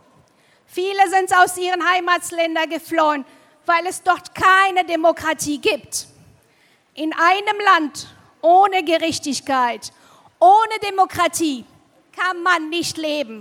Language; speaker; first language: German; non-native, fluent; Arabic